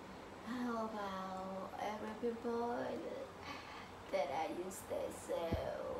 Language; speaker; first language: English; non-native, learner; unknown